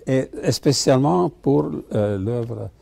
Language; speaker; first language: French; non-native, fluent; Italian